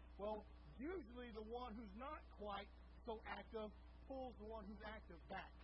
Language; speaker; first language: English; native; English